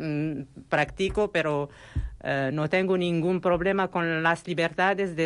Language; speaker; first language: Spanish; non-native, learner; Arabic